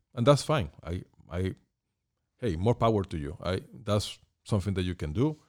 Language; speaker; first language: English; non-native, fluent; Spanish